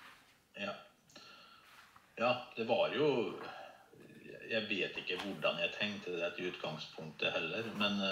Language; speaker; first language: Norwegian; native; Norwegian